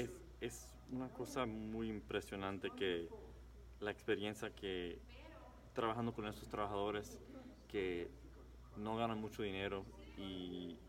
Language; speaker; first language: Spanish; early bilingual, heritage; English